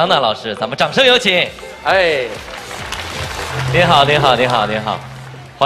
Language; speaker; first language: Chinese; native; Chinese